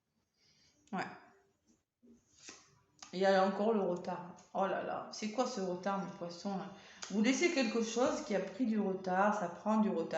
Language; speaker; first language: French; native; French